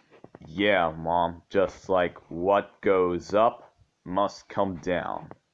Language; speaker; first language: English; native; English